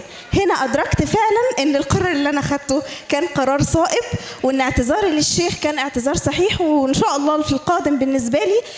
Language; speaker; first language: Arabic; native; Arabic